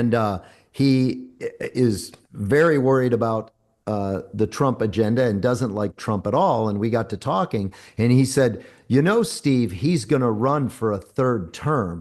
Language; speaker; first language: English; native; English